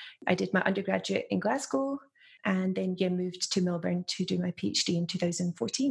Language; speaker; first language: English; native; English